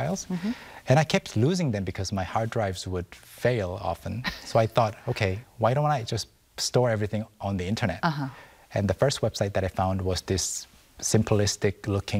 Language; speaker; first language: English; non-native, fluent; Korean